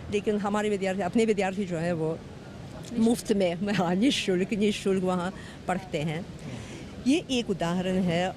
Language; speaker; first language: Hindi; non-native, fluent; Russian